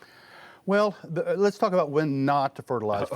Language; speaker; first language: English; native; English